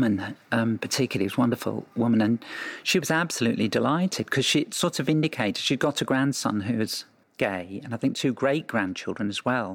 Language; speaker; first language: English; native; English